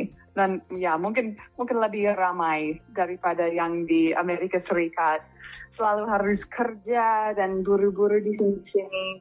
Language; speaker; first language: Indonesian; non-native, fluent; English